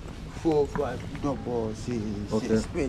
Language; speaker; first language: Italian; non-native, learner; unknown